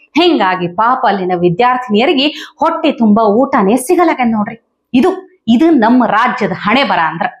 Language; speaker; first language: Kannada; native; Kannada